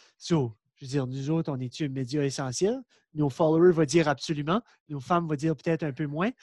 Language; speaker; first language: French; native; French